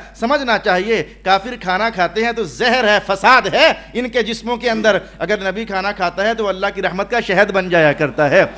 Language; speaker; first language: Urdu; non-native, local second language; Punjabi